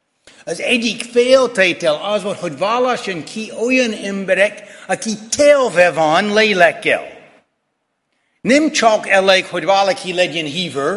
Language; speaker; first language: Hungarian; non-native, fluent; English